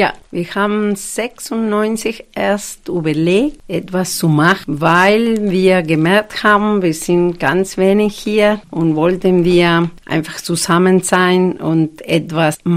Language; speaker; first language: German; non-native, fluent; Spanish